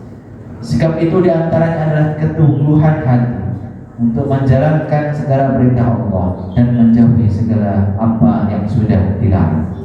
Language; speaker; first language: Indonesian; non-native, local second language; Javanese